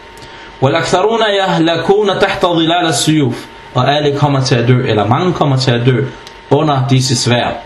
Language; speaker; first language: Danish; early bilingual, other home language; Arabic